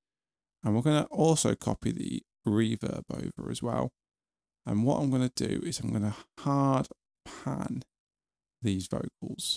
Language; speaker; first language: English; native; English